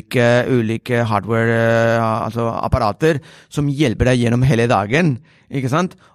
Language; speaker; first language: Norwegian; non-native, fluent; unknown